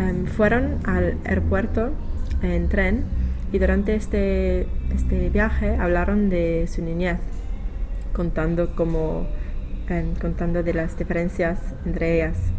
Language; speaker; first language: Spanish; non-native, learner; English